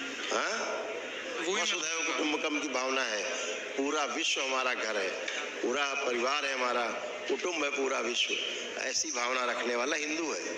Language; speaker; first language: Hindi; native; Hindi